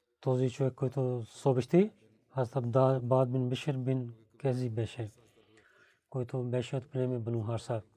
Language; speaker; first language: Bulgarian; non-native, fluent; Urdu